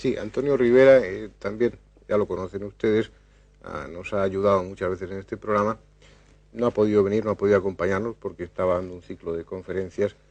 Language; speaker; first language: Spanish; native; Spanish